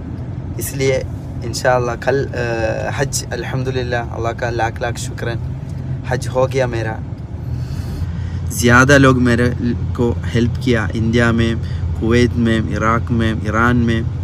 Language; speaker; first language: Hindi; non-native, local second language; Malayalam